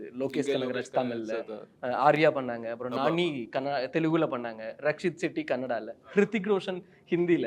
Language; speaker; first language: Tamil; native; Tamil